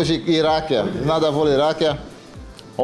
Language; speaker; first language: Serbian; non-native, learner; Portuguese